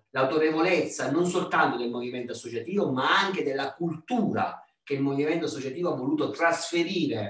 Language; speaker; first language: Italian; native; Italian